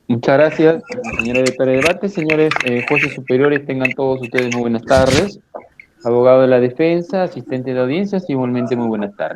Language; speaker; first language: Spanish; native; Spanish